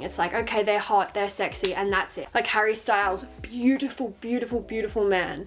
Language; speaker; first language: English; native; English